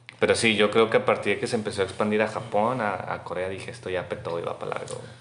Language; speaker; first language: Spanish; native; Spanish